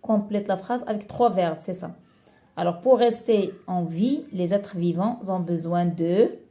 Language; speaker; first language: French; non-native, local second language; Arabic